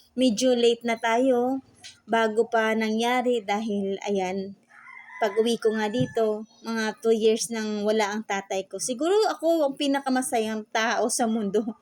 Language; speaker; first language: Filipino; non-native, local second language; Cebuano